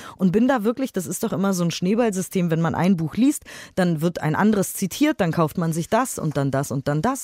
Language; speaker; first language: German; native; German